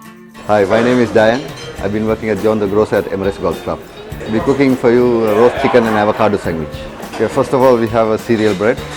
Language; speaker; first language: English; non-native, fluent; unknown